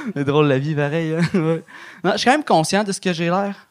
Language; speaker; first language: French; native; French